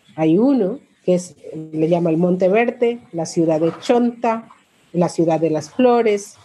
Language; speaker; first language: Spanish; non-native, local second language; Quechua